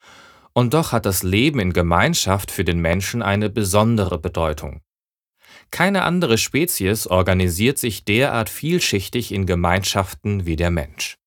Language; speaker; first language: German; native; German